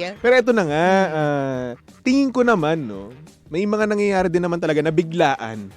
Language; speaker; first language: Filipino; native; Filipino